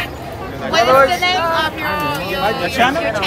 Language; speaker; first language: English; non-native, learner; Portuguese